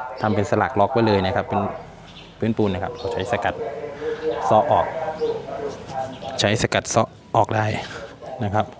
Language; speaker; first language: Thai; native; Thai